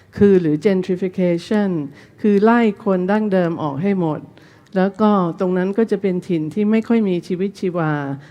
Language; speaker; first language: Thai; non-native, fluent; English